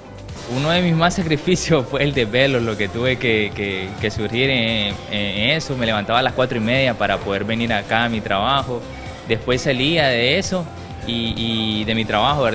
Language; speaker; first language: Spanish; native; Spanish